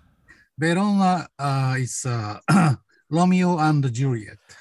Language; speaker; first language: English; non-native, learner; Japanese